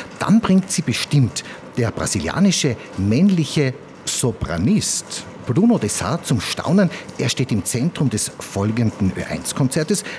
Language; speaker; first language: German; native; German